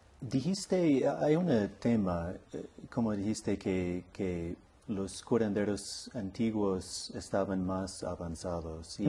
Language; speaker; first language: Spanish; non-native, learner; English